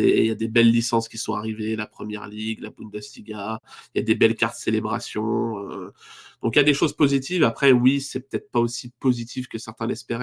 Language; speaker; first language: French; native; French